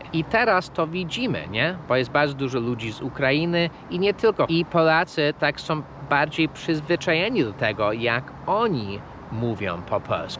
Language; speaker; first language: Polish; non-native, fluent; English